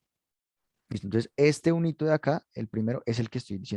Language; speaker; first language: Spanish; native; Spanish